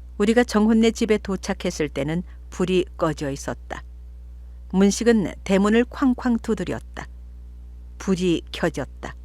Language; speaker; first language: Korean; native; Korean